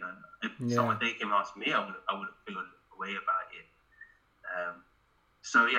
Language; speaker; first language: English; native; English